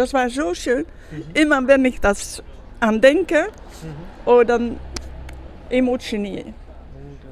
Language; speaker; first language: German; non-native, learner; Dutch